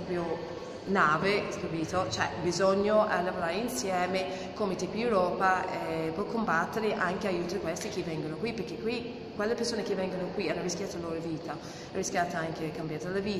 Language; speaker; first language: Italian; non-native, fluent; English